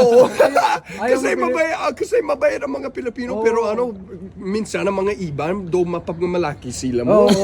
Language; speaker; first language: Filipino; non-native, fluent; English